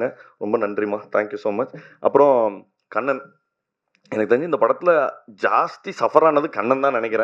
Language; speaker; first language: Tamil; native; Tamil